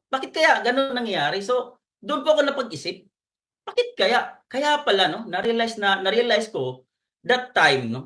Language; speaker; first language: Filipino; non-native, local second language; Cebuano